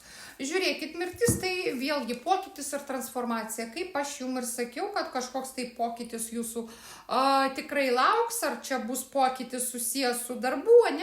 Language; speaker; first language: Lithuanian; native; Lithuanian